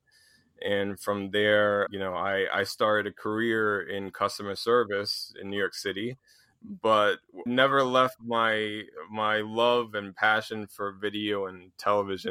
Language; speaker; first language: English; native; English